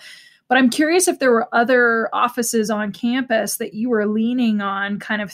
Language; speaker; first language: English; native; English